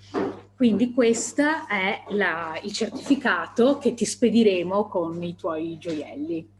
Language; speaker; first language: Italian; native; Italian